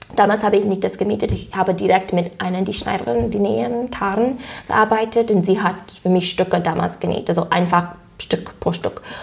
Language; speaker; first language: German; non-native, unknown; English